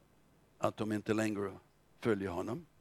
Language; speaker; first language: Swedish; non-native, fluent; English